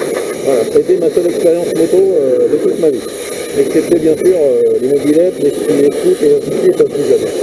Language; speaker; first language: French; native; French